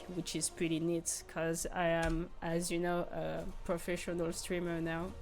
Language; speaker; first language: English; non-native, fluent; French